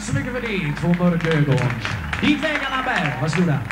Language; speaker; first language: Swedish; native; Swedish